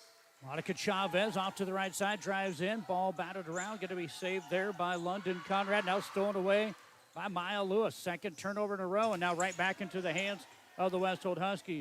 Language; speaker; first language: English; native; English